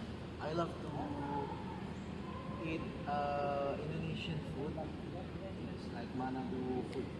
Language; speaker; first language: English; non-native, learner; Indonesian